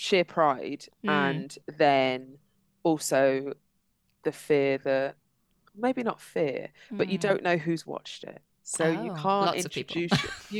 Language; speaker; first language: English; native; English